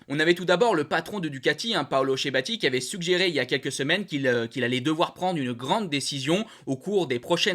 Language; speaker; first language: French; native; French